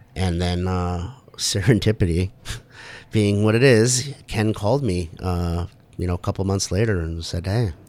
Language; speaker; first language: English; native; English